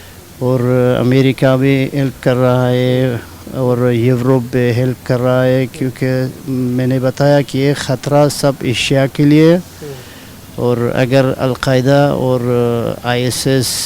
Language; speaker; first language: Hindi; non-native, learner; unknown